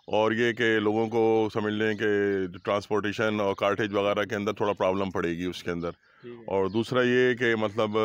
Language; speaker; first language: Urdu; native; Urdu